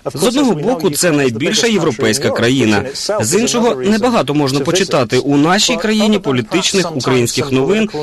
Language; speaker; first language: Ukrainian; non-native, fluent; English